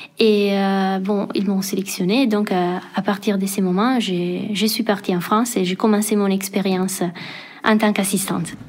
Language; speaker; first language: French; non-native, fluent; Italian